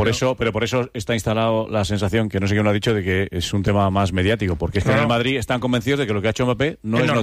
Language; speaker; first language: Spanish; native; Spanish